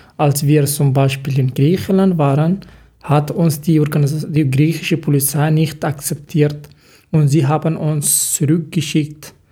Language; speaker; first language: German; non-native, learner; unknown